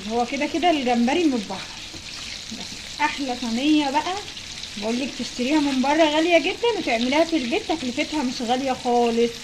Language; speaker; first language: Arabic; native; Arabic